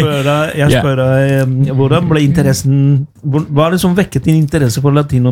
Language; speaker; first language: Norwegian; non-native, fluent; Spanish